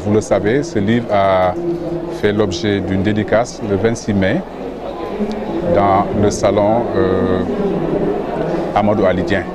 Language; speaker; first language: French; non-native, local second language; Wolof